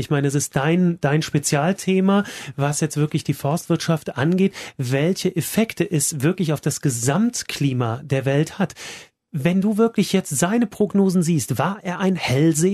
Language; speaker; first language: German; native; German